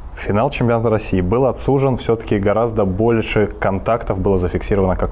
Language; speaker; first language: Russian; native; Russian